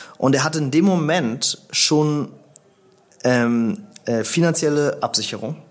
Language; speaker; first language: German; native; German